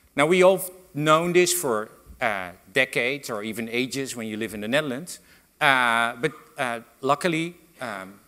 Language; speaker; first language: English; non-native, fluent; Dutch